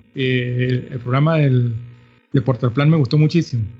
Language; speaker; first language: Spanish; native; Spanish